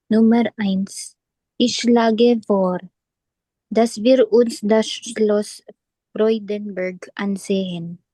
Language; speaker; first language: German; non-native, learner; Filipino